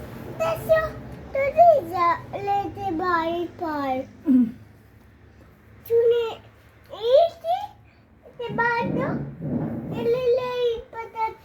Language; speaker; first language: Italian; early bilingual, other home language; Albanian